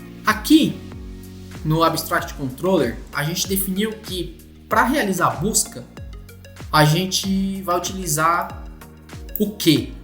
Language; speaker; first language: Portuguese; native; Portuguese